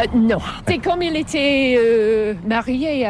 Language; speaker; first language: French; non-native, fluent; English